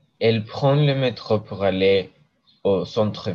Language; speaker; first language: French; non-native, learner; English